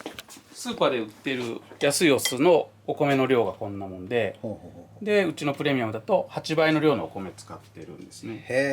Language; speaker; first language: Japanese; native; Japanese